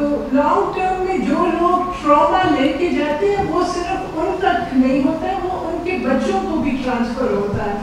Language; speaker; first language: Urdu; native; Urdu